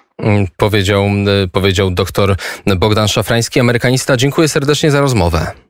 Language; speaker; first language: Polish; native; Polish